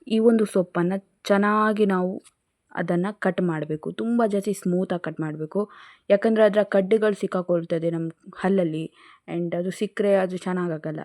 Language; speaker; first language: Kannada; non-native, local second language; Tulu